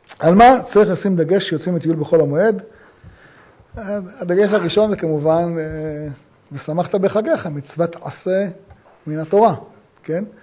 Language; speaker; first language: Hebrew; native; Hebrew